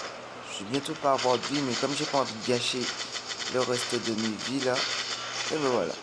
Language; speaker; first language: French; native; French